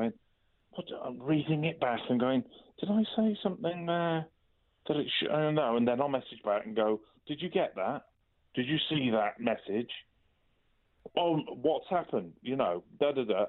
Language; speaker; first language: English; native; English